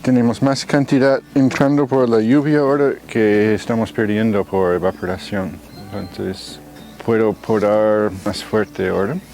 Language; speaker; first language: Spanish; non-native, fluent; English